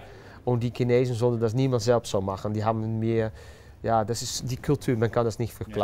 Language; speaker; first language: German; non-native, learner; Dutch